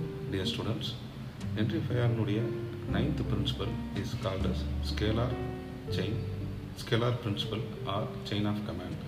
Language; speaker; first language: English; non-native, local second language; Tamil